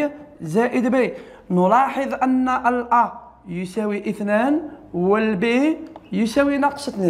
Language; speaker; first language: Arabic; native; Arabic